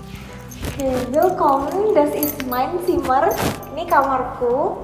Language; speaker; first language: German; non-native, fluent; Indonesian